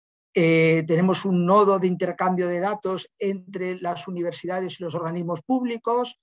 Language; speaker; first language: Spanish; native; Spanish